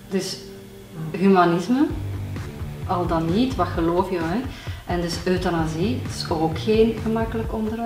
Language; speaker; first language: Dutch; native; Dutch